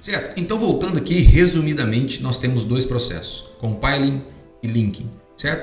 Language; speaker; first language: Portuguese; native; Portuguese